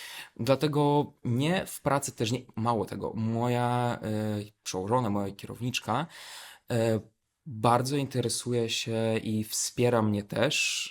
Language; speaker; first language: Polish; non-native, fluent; Belarusian